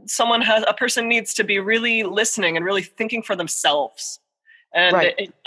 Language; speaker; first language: English; native; English